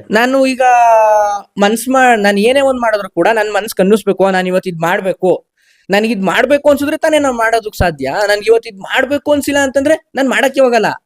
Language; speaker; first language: Kannada; native; Kannada